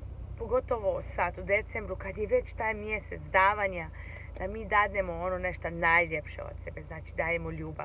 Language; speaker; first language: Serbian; early bilingual, heritage; Serbian